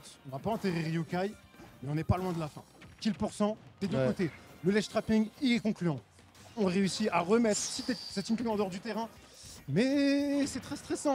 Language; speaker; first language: French; native; French